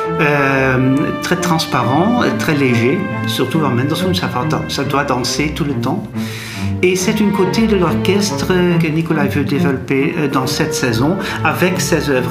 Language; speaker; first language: French; non-native, fluent; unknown